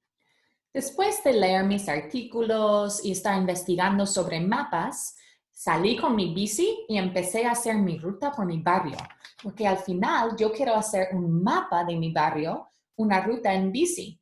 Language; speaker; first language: Spanish; early bilingual, heritage; Spanish